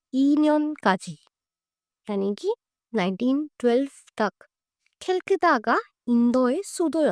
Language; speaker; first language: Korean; non-native, fluent; Hindi